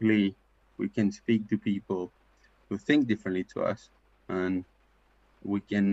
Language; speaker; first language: English; non-native, fluent; Spanish